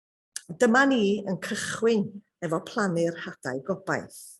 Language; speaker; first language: Welsh; native; Welsh